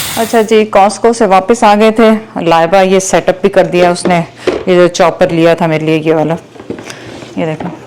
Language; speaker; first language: Urdu; native; Urdu